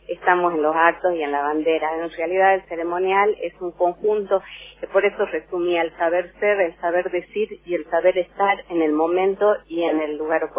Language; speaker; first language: Spanish; native; Spanish